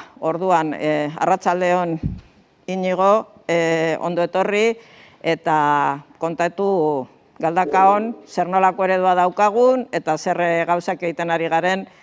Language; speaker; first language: Basque; native; Basque